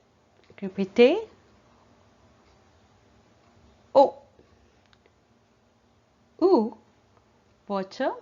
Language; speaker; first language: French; non-native, learner; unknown